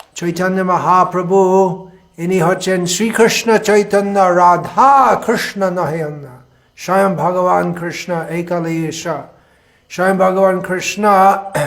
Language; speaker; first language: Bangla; non-native, fluent; English